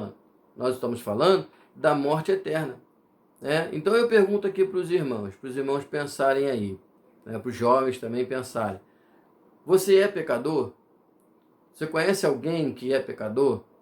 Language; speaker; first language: Portuguese; native; Portuguese